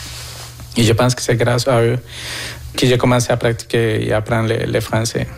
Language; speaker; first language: French; non-native, fluent; Spanish